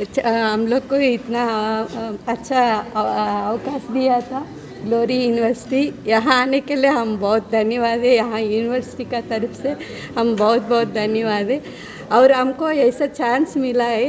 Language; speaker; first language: Hindi; non-native, local second language; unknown